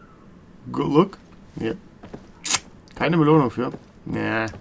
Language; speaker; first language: German; native; German